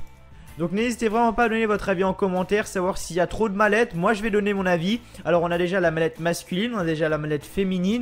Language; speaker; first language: French; native; French